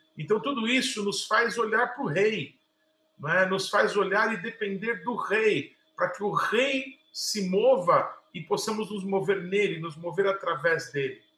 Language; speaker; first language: Portuguese; native; Portuguese